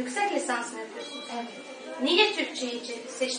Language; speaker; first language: Turkish; non-native, fluent; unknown